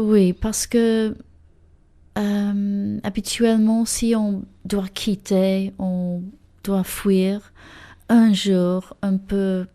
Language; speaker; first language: French; non-native, fluent; English